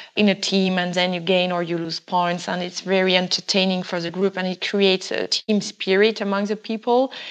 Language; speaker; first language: English; non-native, fluent; French